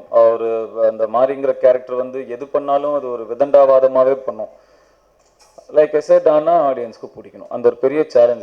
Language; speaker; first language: Tamil; native; Tamil